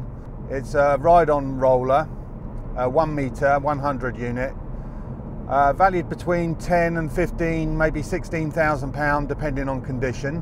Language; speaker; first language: English; native; English